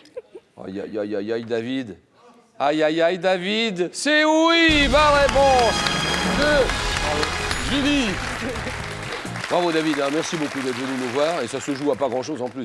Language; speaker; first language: French; native; French